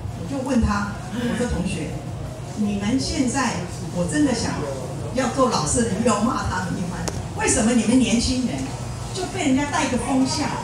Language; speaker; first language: Chinese; non-native, local second language; Hakka Chinese